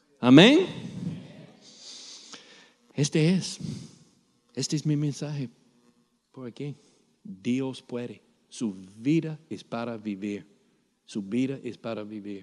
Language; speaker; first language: Spanish; non-native, learner; English